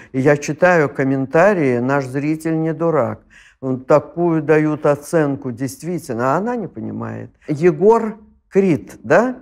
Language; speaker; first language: Russian; native; Russian